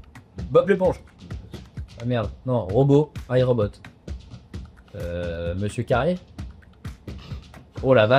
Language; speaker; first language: French; native; French